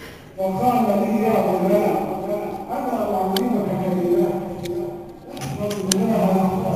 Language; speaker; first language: Arabic; native; Arabic